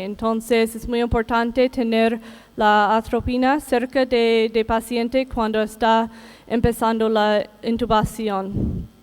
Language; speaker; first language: Spanish; non-native, fluent; English